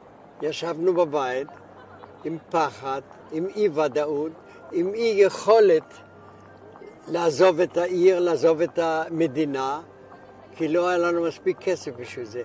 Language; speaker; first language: Hebrew; non-native, fluent; German